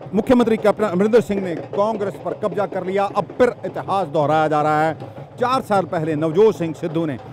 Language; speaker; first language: Hindi; non-native, local second language; Punjabi